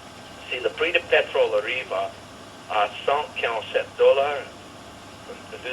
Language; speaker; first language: French; non-native, fluent; English